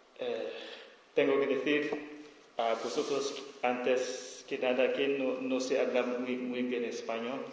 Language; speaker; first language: Spanish; non-native, learner; S'gaw Karen